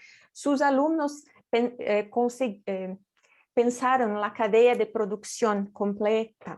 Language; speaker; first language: Spanish; non-native, fluent; Portuguese